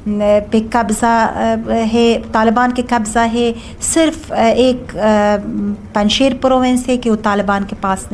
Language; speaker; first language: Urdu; non-native, learner; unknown